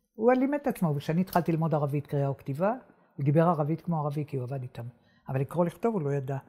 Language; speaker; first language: Hebrew; native; Hebrew